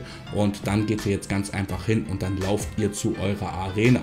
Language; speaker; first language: German; native; German